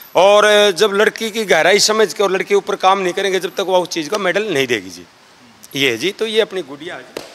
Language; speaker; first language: Hindi; native; Hindi